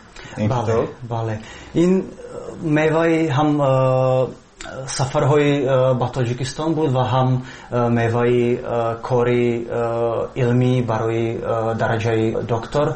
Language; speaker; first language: Persian; non-native, learner; Czech